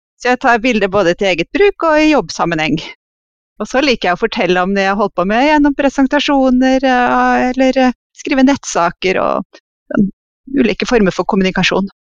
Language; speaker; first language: Norwegian; native; Norwegian